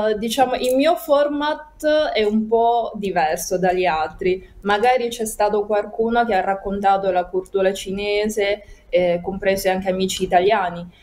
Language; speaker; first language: Italian; non-native, fluent; Chinese